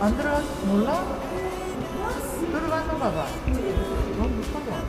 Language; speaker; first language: Korean; native; Korean